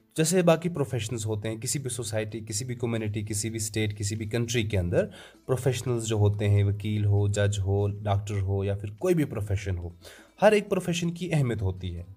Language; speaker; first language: Urdu; non-native, local second language; Kashmiri